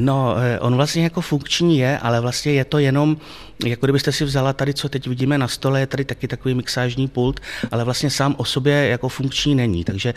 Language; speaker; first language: Czech; native; Czech